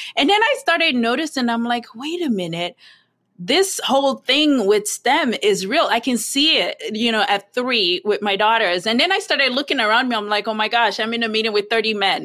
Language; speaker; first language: English; non-native, local second language; Yoruba